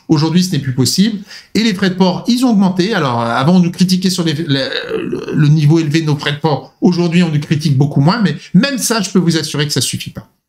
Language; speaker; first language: French; native; French